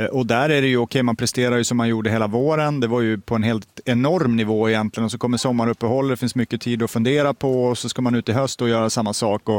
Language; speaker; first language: Swedish; native; Swedish